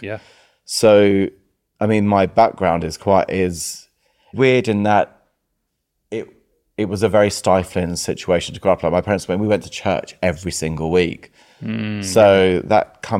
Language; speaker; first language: English; native; English